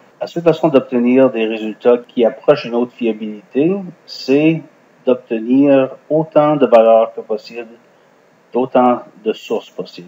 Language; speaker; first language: French; non-native, fluent; English